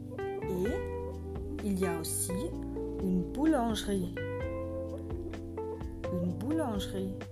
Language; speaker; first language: French; non-native, fluent; German